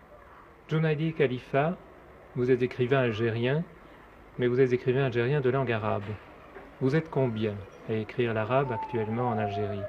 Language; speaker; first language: French; native; French